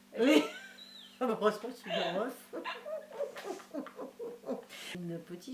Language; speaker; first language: French; native; French